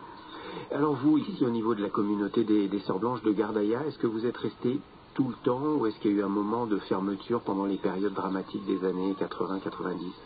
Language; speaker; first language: French; native; French